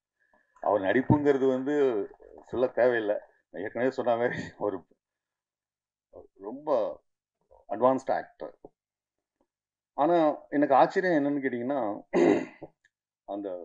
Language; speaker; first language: Tamil; native; Tamil